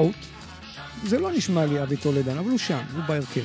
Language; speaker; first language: Hebrew; native; Hebrew